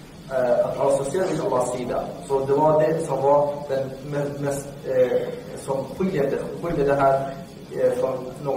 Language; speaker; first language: Swedish; non-native, fluent; Arabic